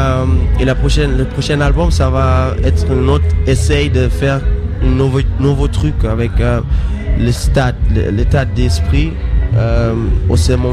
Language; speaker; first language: French; non-native, fluent; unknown